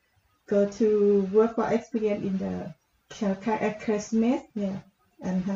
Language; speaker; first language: English; non-native, learner; Thai